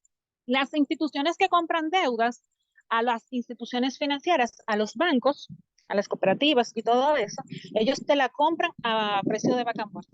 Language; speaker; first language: Spanish; native; Spanish